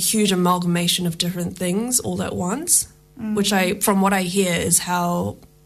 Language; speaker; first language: English; native; English